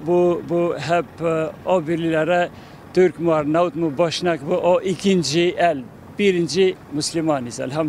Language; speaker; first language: Turkish; non-native, fluent; Albanian